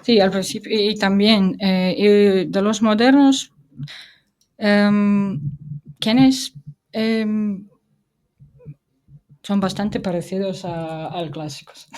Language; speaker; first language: Spanish; non-native, fluent; Russian